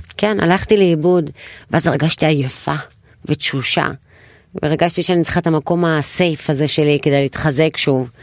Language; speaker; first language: Hebrew; non-native, local second language; Arabic